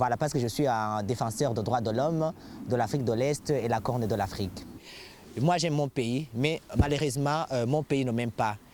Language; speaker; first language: French; non-native, local second language; Rundi